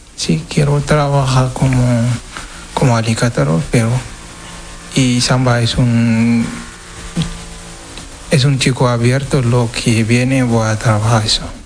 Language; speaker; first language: Spanish; non-native, learner; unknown